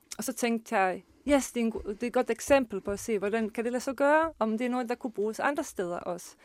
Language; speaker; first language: Danish; non-native, fluent; Bosnian